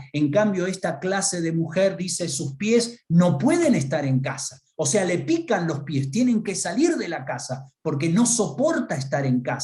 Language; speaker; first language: Spanish; native; Spanish